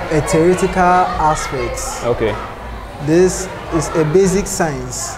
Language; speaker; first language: English; non-native, local second language; Akan